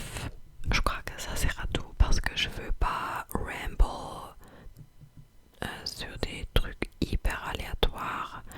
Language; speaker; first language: French; non-native, fluent; English